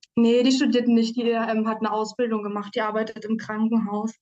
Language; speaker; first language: German; native; German